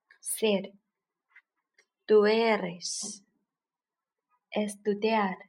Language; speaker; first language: Spanish; non-native, learner; Chinese